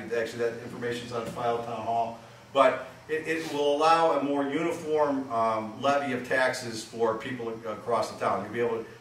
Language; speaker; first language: English; native; English